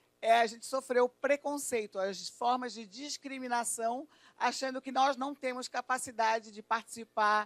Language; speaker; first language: Portuguese; native; Portuguese